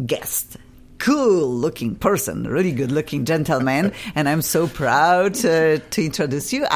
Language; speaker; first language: English; non-native, fluent; Polish